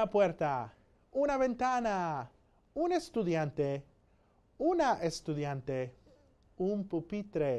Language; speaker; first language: Spanish; non-native, fluent; English